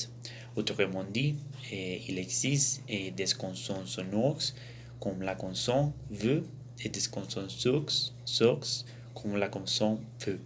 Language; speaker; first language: French; non-native, learner; Spanish